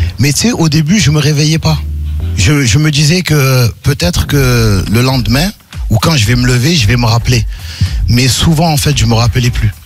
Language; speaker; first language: French; native; French